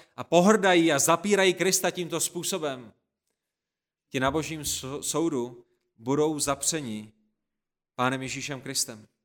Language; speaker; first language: Czech; native; Czech